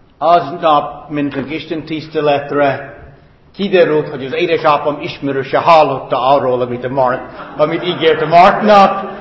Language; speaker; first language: Hungarian; non-native, fluent; English